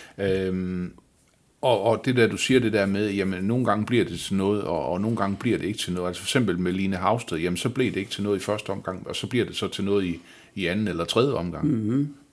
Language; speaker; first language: Danish; native; Danish